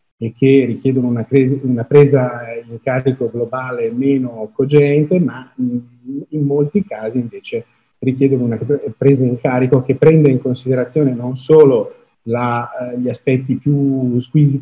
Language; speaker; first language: Italian; native; Italian